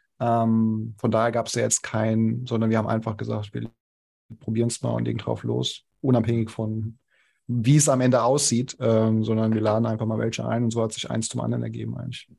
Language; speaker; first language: German; non-native, local second language; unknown